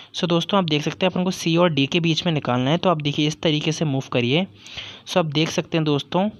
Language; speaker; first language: Hindi; native; Hindi